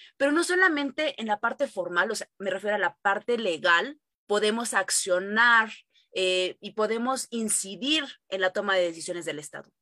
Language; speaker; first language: Spanish; native; Spanish